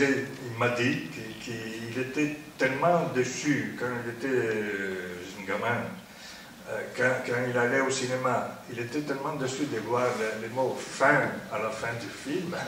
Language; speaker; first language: French; non-native, fluent; Italian